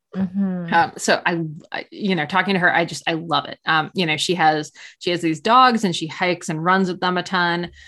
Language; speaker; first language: English; native; English